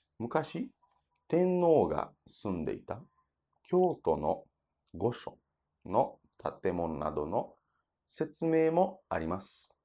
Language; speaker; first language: Japanese; non-native, fluent; Portuguese